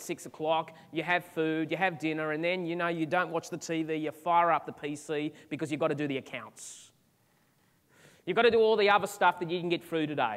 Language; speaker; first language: English; native; English